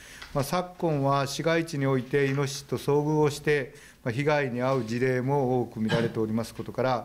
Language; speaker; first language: Japanese; native; Japanese